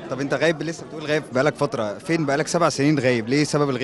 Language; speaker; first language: Arabic; native; Arabic